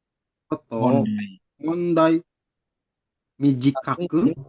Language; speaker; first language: Japanese; non-native, learner; Indonesian